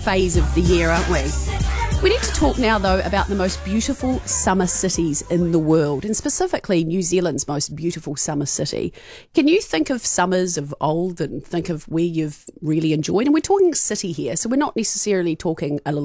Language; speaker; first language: English; native; English